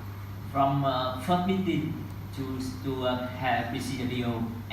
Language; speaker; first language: English; non-native, learner; Vietnamese